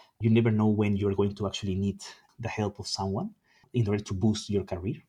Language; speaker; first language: English; non-native, fluent; Spanish